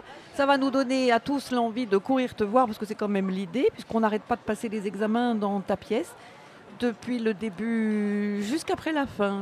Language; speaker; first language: French; native; French